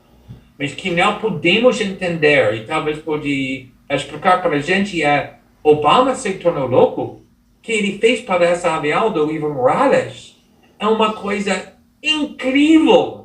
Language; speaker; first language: Portuguese; non-native, fluent; English